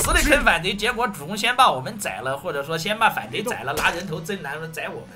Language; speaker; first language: Chinese; native; Chinese